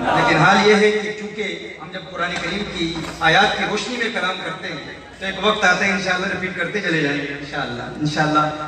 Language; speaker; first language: Urdu; early bilingual, heritage; Urdu